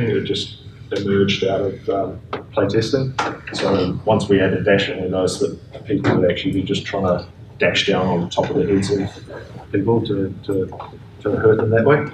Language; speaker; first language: English; native; English